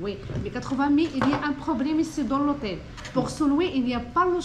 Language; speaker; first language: French; non-native, local second language; Arabic